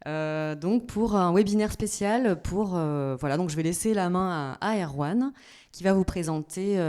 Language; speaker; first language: French; native; French